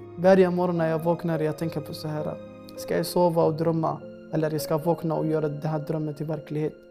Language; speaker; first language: Swedish; early bilingual, other home language; Somali